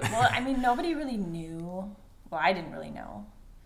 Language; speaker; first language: English; native; English